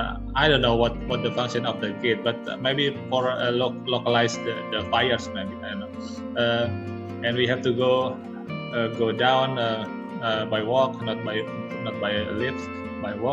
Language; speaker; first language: English; non-native, learner; Indonesian